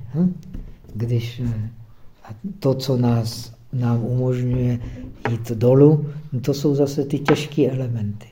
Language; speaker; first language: Czech; native; Czech